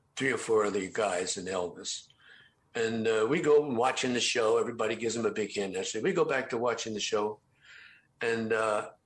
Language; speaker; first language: English; native; English